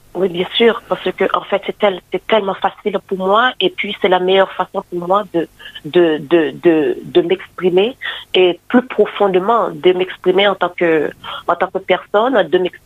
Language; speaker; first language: French; non-native, local second language; Haitian Creole